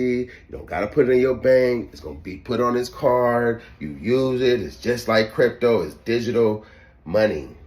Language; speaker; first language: English; native; English